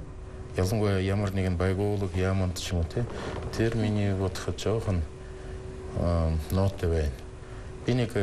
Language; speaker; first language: Mongolian; non-native, fluent; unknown